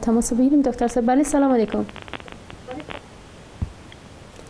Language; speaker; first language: Persian; native; Persian